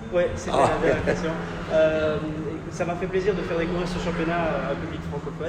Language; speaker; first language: French; native; French